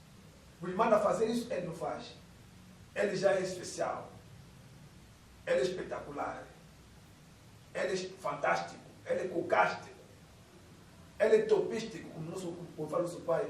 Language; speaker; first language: Portuguese; non-native, fluent; Lingala